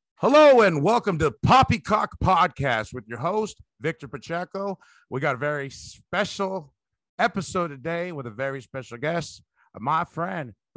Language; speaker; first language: English; early bilingual, other home language; Spanish